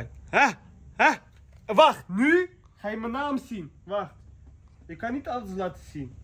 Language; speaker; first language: Dutch; early bilingual, other home language; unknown